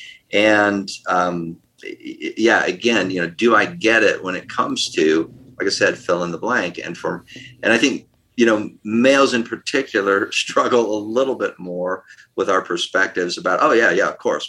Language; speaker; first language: English; native; English